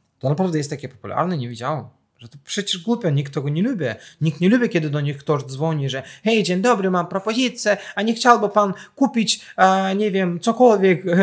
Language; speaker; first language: Polish; non-native, fluent; Azerbaijani